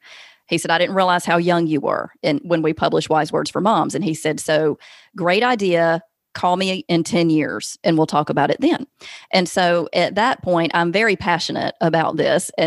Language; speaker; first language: English; native; English